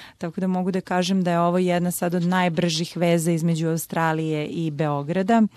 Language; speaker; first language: Serbian; native; Serbian